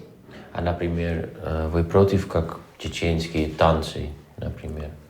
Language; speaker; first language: Russian; non-native, fluent; Dutch